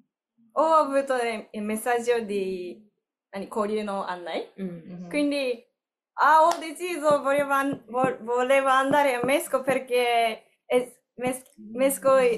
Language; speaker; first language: Italian; non-native, learner; Japanese